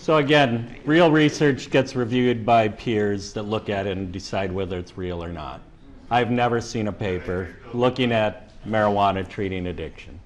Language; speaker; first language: English; native; English